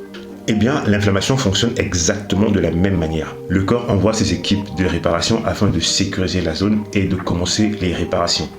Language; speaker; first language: French; native; French